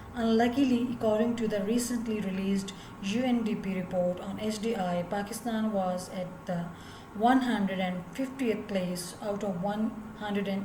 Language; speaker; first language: English; non-native, local second language; Urdu